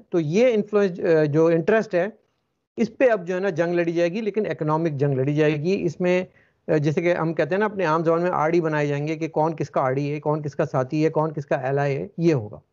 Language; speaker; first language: Urdu; native; Urdu